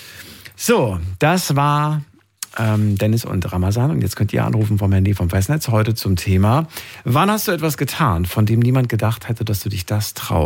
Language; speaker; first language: German; native; German